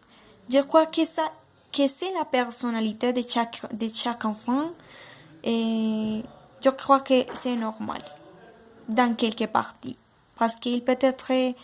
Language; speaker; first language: French; non-native, learner; Spanish